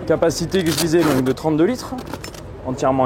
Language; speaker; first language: French; native; French